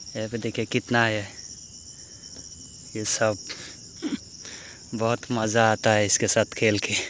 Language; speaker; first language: Hindi; non-native, local second language; Bangla